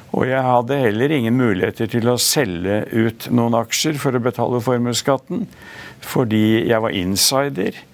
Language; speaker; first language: Norwegian; native; Norwegian